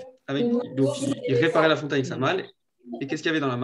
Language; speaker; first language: French; native; French